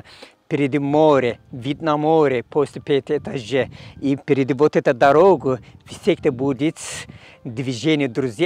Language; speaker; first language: Russian; non-native, fluent; Turkish